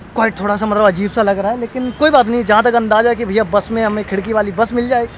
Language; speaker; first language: Hindi; native; Hindi